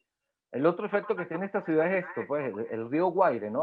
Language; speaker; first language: Spanish; native; Spanish